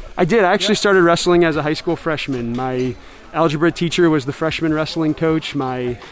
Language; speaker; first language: English; native; English